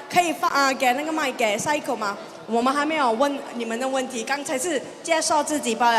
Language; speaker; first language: Chinese; early bilingual, heritage; Chinese